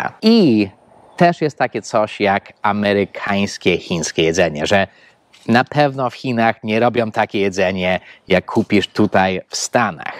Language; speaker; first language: Polish; non-native, fluent; English